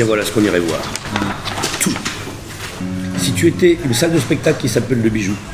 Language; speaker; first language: French; native; French